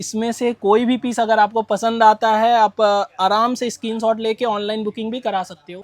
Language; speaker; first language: Hindi; non-native, local second language; Bangla